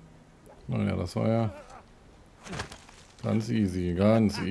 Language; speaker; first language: German; native; German